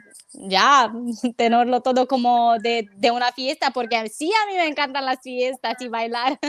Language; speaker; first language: Spanish; non-native, fluent; Romanian